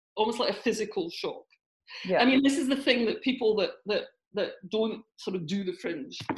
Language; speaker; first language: English; native; English